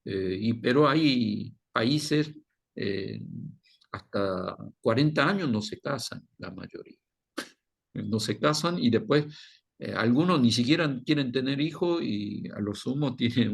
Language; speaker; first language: Spanish; non-native, fluent; Korean